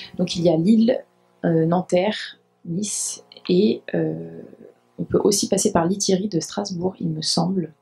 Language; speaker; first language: French; native; French